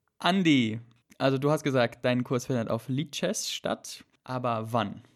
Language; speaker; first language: German; native; German